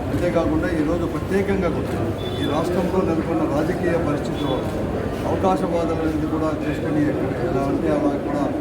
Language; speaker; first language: Telugu; native; Telugu